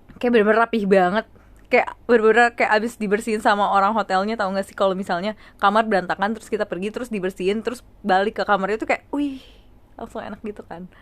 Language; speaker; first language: Indonesian; native; Indonesian